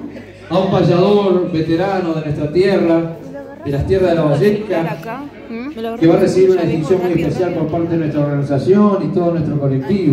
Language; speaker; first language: Spanish; native; Spanish